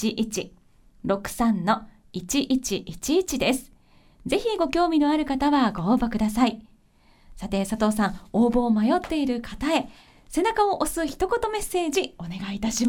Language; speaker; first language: Japanese; native; Japanese